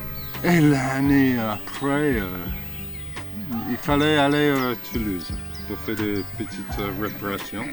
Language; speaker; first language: French; non-native, fluent; English